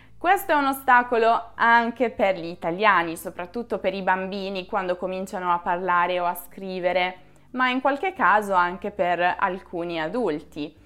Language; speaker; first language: Italian; native; Italian